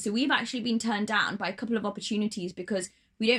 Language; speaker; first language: English; native; English